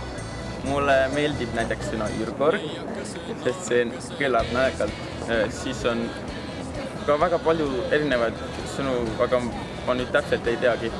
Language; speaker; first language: Estonian; non-native, learner; German